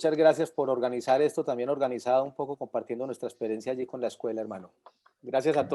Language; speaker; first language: Spanish; native; Spanish